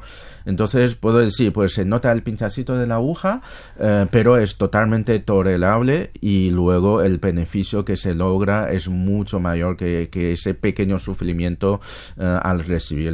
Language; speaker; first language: Spanish; non-native, fluent; Chinese